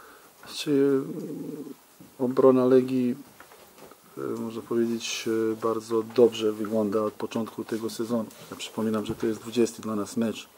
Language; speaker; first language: Polish; non-native, fluent; Serbian